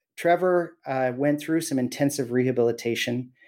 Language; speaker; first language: English; native; English